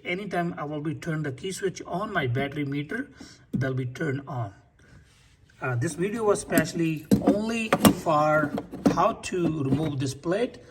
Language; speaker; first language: English; non-native, fluent; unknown